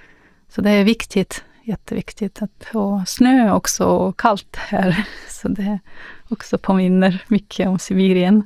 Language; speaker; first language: Swedish; non-native, learner; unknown